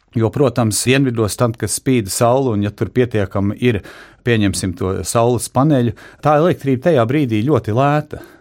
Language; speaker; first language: Latvian; early bilingual, heritage; Latvian